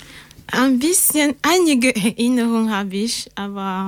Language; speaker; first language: German; non-native, learner; French